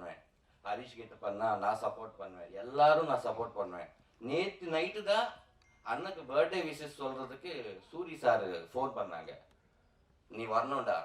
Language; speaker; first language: Tamil; non-native, learner; Telugu